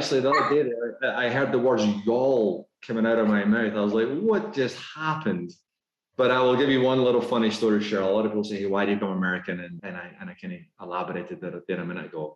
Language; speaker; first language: English; native; English